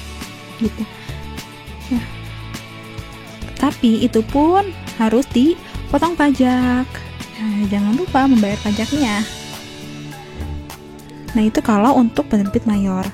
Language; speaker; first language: Indonesian; native; Indonesian